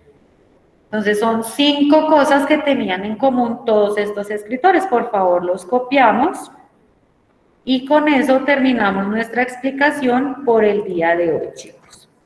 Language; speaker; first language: Spanish; native; Spanish